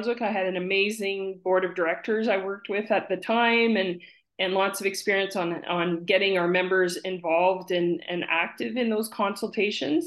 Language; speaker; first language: English; native; English